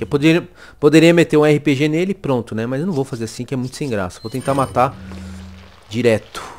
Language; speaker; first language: Portuguese; native; Portuguese